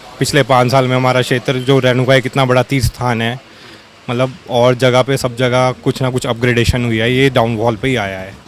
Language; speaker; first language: Hindi; native; Hindi